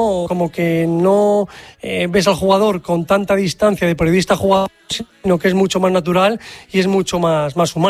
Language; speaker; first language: Spanish; native; Spanish